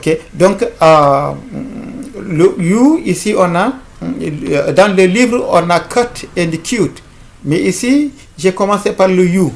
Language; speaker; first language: French; non-native, local second language; Fula